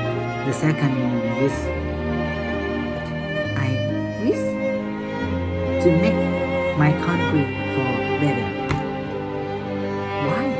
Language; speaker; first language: English; non-native, learner; Vietnamese